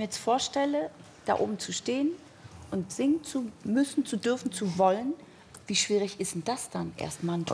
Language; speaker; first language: German; native; German